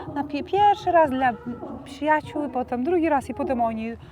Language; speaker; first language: Polish; non-native, learner; Romanian